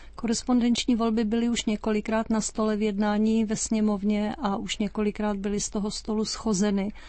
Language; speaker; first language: Czech; native; Czech